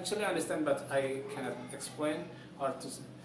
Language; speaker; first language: English; non-native, learner; Javanese